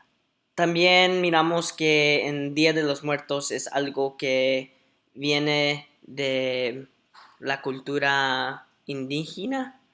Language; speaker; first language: Spanish; early bilingual, heritage; Spanish